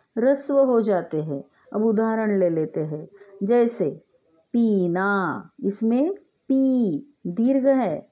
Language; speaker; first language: Hindi; non-native, local second language; Marathi